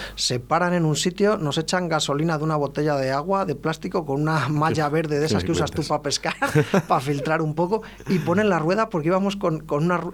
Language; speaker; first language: Spanish; native; Spanish